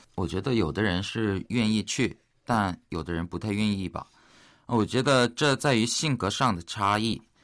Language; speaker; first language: Chinese; early bilingual, other home language; Korean